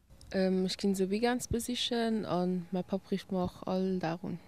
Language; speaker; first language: German; non-native, local second language; Luxembourgish